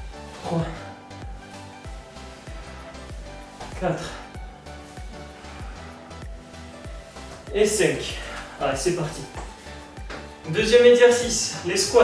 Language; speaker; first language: French; native; French